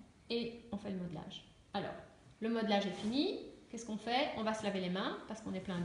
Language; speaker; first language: French; native; French